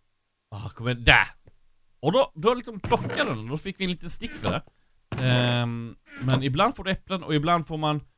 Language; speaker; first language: Swedish; native; Swedish